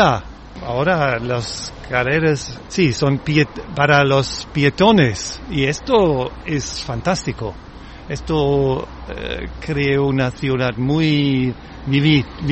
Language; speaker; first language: Spanish; non-native, learner; German